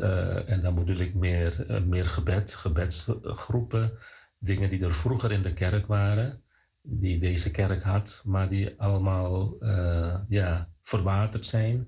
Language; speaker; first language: Dutch; non-native, fluent; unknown